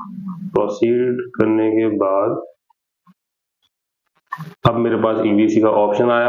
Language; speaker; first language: Hindi; native; Hindi